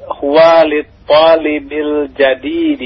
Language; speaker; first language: Arabic; non-native, learner; Indonesian